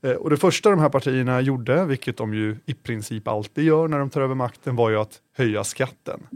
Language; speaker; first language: Swedish; native; Swedish